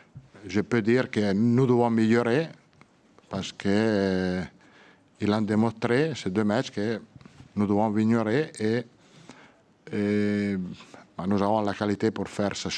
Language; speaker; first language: French; non-native, learner; Italian